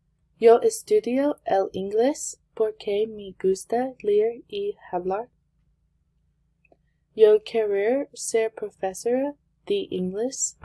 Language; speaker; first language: Spanish; non-native, learner; English